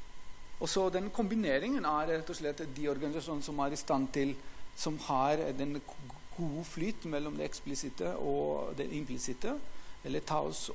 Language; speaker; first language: Norwegian; non-native, fluent; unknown